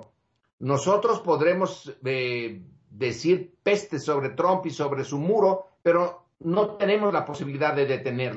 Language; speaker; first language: Spanish; native; Spanish